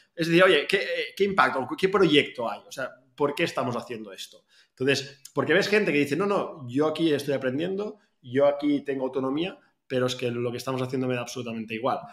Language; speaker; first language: Spanish; native; Spanish